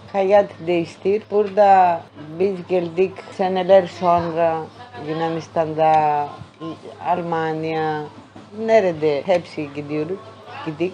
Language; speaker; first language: Turkish; non-native, learner; Greek